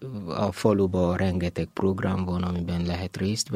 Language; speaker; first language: Hungarian; non-native, learner; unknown